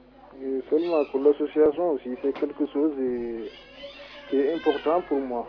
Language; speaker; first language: French; non-native, local second language; Wolof